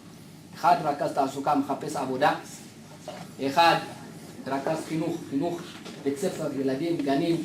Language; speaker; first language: Hebrew; non-native, fluent; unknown